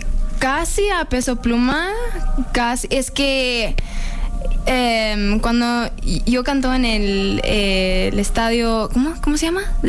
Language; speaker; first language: Spanish; non-native, learner; English